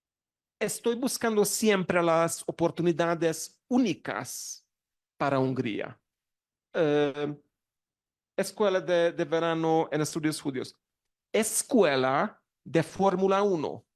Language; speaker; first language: Spanish; non-native, learner; Hungarian